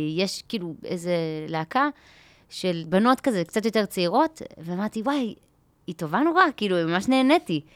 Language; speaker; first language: Hebrew; native; Hebrew